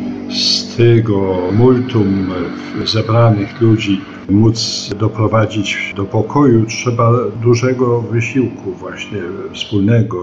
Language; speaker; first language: Polish; native; Polish